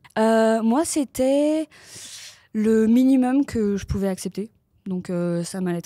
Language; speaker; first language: French; native; French